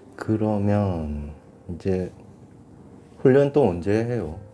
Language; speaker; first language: Korean; native; Korean